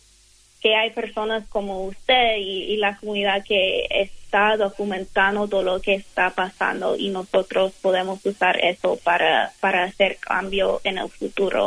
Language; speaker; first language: Spanish; non-native, learner; English